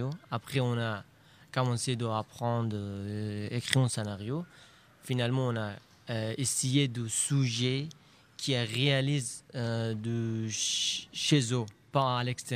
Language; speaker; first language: French; non-native, learner; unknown